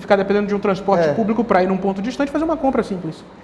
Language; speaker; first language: Portuguese; native; Portuguese